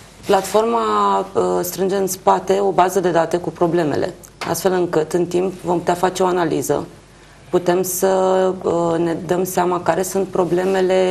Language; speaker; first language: Romanian; native; Romanian